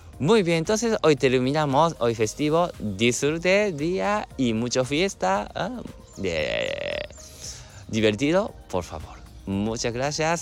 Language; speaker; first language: Spanish; non-native, learner; Japanese